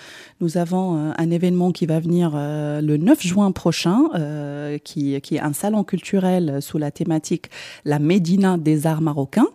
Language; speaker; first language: French; non-native, local second language; Arabic